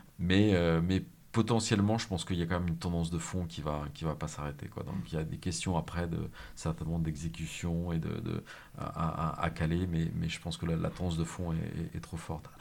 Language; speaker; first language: French; native; French